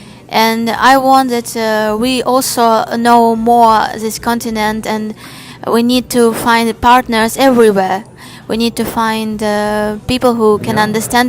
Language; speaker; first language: English; non-native, learner; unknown